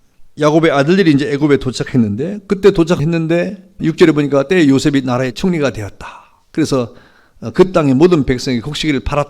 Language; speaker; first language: Korean; native; Korean